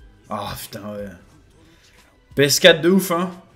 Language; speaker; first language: French; native; French